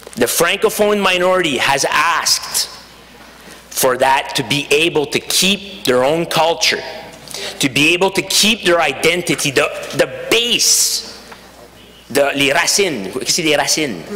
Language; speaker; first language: English; non-native, local second language; French